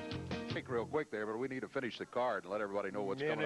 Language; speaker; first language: English; native; English